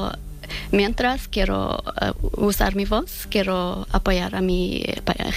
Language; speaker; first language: Spanish; non-native, learner; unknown